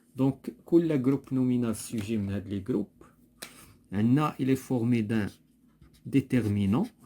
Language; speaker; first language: French; non-native, local second language; Arabic